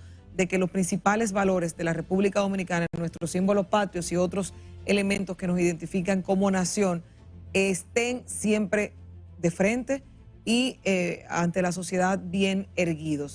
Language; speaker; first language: Spanish; native; Spanish